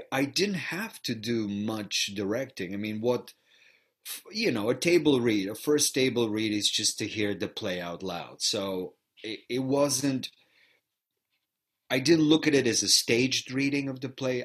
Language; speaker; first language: English; non-native, fluent; Bulgarian